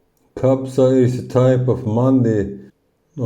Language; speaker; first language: English; non-native, fluent; Swedish